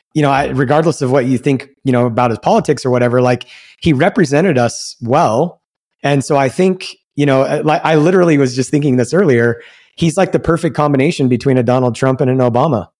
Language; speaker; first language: English; early bilingual, other home language; Spanish